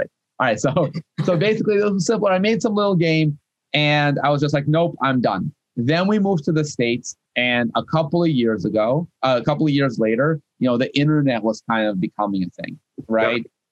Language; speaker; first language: English; non-native, fluent; Russian